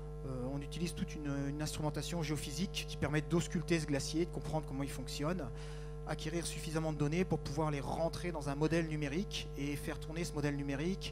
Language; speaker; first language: French; native; French